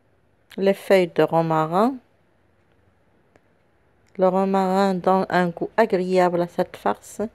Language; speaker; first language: French; non-native, local second language; Arabic